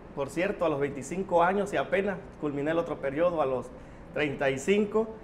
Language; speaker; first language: Spanish; native; Spanish